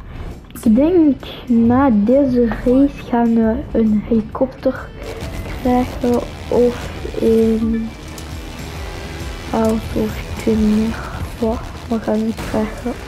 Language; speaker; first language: Dutch; non-native, local second language; French